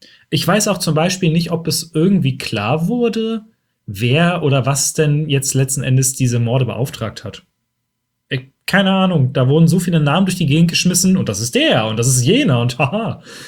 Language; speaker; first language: German; native; German